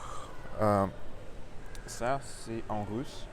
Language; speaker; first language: French; non-native, learner; Russian